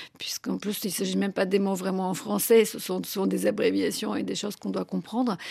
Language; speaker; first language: French; non-native, fluent; Bulgarian